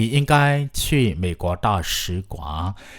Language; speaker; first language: Chinese; non-native, fluent; Burmese